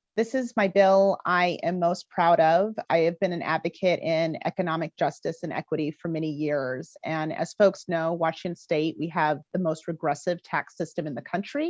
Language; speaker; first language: English; native; English